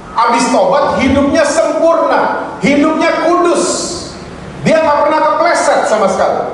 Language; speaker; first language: Indonesian; native; Indonesian